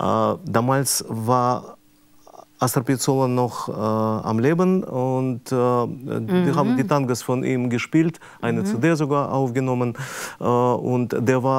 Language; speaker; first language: German; non-native, fluent; Russian